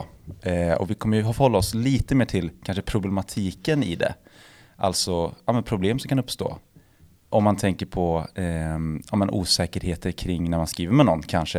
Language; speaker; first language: Swedish; native; Swedish